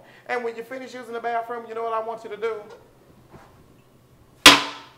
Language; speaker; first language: English; native; English